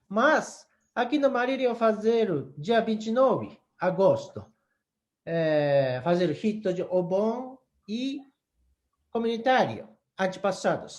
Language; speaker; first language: Portuguese; non-native, learner; Japanese